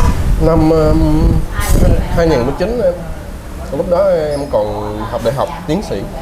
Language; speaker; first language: Vietnamese; early bilingual, heritage; Vietnamese